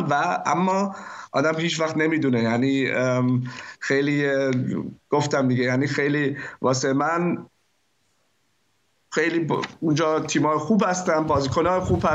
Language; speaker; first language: Persian; early bilingual, heritage; German